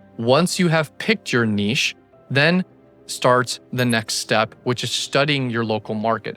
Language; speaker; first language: English; native; English